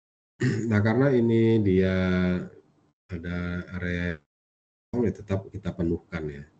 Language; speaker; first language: Indonesian; native; Indonesian